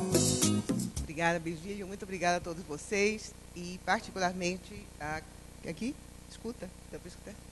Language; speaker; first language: Portuguese; non-native, fluent; Spanish